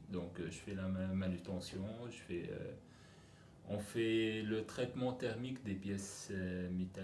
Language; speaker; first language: French; non-native, local second language; Arabic